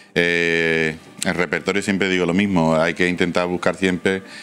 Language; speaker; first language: Spanish; native; Spanish